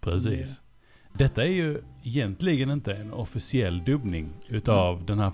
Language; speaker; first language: Swedish; native; Swedish